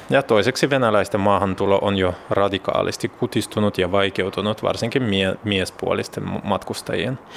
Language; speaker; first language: Finnish; early bilingual, other home language; Russian